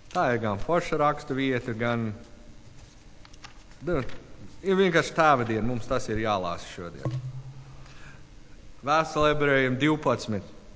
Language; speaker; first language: Latvian; non-native, learner; English